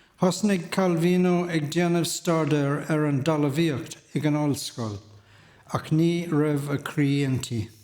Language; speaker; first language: Irish; native; Irish